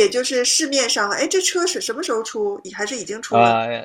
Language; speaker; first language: Chinese; native; Chinese